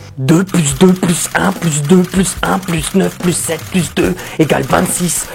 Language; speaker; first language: French; native; French